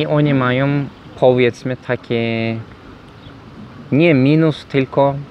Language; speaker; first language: Polish; non-native, learner; Turkish